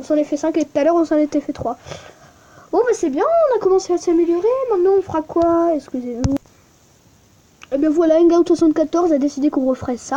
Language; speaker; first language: French; native; French